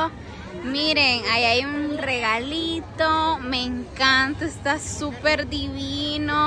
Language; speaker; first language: Spanish; native; Spanish